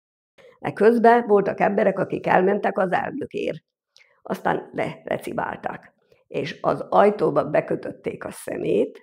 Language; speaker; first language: Hungarian; native; Hungarian